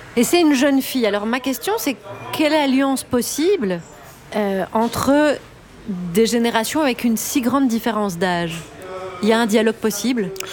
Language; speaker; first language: French; native; French